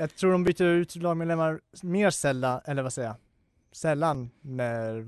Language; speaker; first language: Swedish; native; Swedish